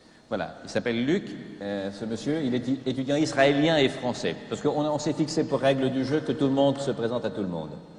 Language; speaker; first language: French; native; French